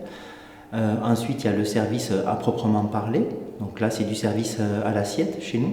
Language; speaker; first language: French; native; French